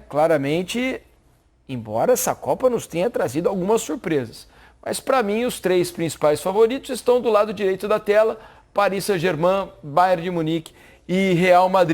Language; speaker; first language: Portuguese; native; Portuguese